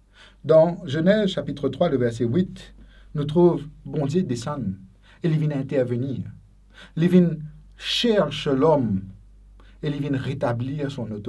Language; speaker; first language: French; non-native, local second language; Haitian Creole